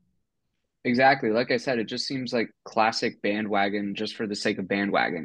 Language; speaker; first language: English; native; English